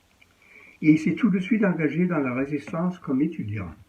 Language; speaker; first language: French; early bilingual, heritage; French